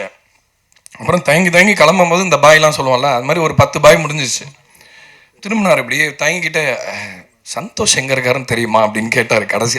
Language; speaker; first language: Tamil; native; Tamil